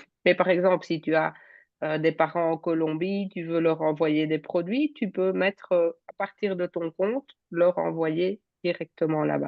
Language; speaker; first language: French; native; French